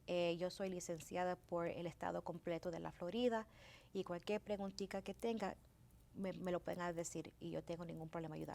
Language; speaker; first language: Spanish; early bilingual, heritage; Spanish